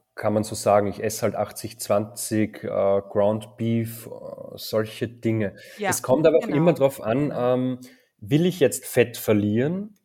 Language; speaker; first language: German; native; German